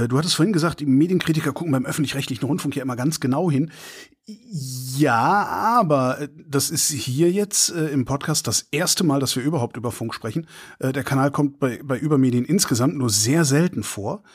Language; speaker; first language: German; native; German